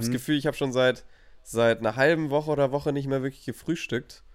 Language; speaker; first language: German; native; German